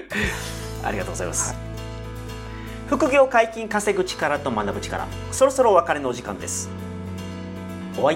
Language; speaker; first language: Japanese; native; Japanese